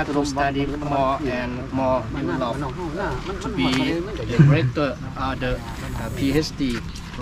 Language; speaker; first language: English; non-native, learner; Thai